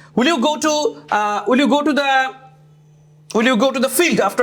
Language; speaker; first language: English; non-native, fluent; Bangla